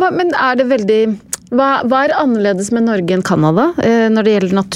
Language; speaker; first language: Norwegian; native; Norwegian